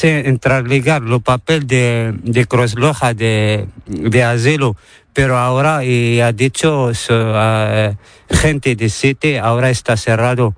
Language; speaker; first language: Spanish; non-native, learner; Arabic